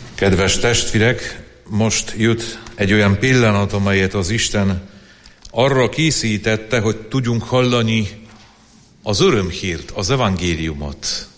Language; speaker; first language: Hungarian; non-native, fluent; Polish